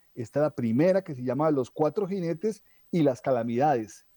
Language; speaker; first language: Spanish; native; Spanish